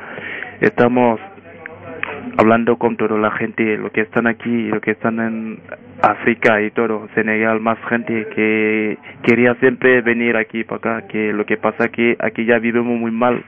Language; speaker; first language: Spanish; non-native, learner; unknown